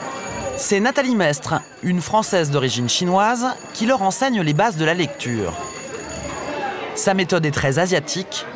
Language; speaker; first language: French; native; French